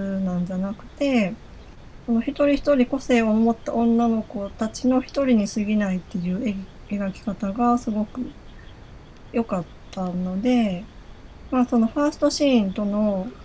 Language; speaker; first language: Japanese; native; Japanese